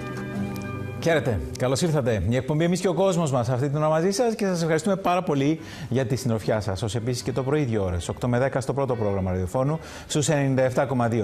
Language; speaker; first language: Greek; native; Greek